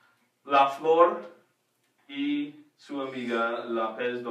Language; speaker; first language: Spanish; non-native, fluent; English